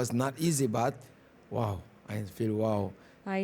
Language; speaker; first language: English; non-native, learner; Bambara